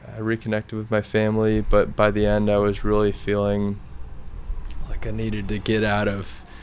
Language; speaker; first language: English; native; English